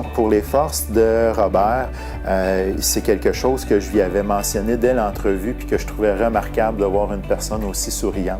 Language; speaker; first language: French; native; French